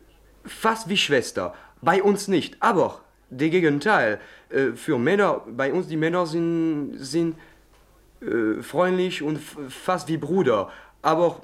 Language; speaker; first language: German; non-native, learner; French